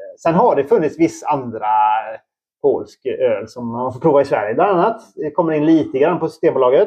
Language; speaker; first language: Swedish; native; Swedish